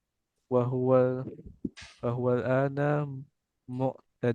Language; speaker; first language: Arabic; non-native, learner; Indonesian